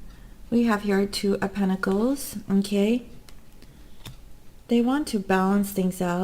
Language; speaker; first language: English; native; English